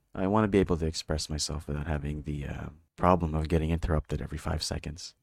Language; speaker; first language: English; non-native, local second language; Filipino